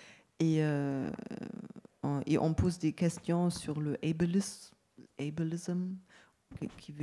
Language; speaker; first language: French; non-native, fluent; German